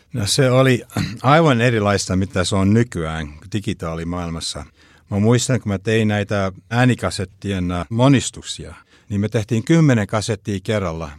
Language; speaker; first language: Finnish; early bilingual, heritage; Finnish